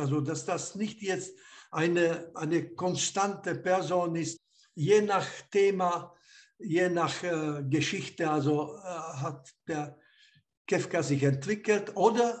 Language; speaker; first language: German; non-native, fluent; Slovak